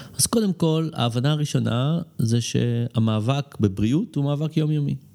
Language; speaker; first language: Hebrew; early bilingual, other home language; English